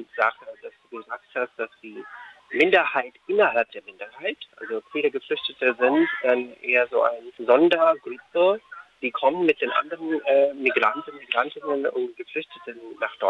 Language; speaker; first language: German; non-native, fluent; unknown